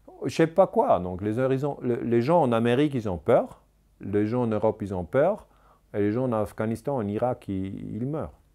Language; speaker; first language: French; non-native, local second language; German